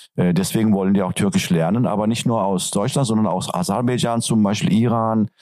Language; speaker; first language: German; non-native, fluent; Turkish